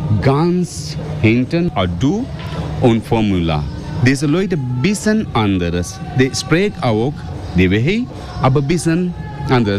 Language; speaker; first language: German; non-native, learner; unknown